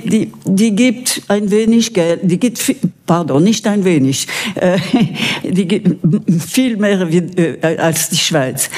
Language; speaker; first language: German; non-native, local second language; French